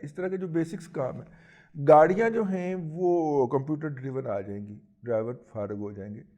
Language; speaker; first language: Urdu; native; Urdu